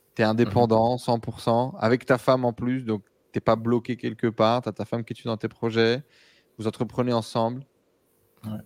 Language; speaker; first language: French; native; French